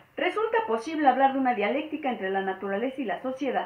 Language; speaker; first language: Spanish; native; Spanish